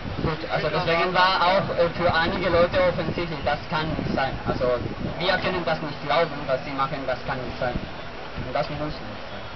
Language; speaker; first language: German; non-native, learner; Spanish